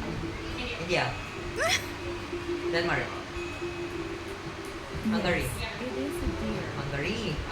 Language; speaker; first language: English; non-native, local second language; Filipino